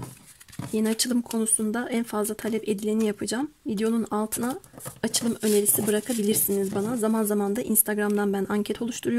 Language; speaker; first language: Turkish; native; Turkish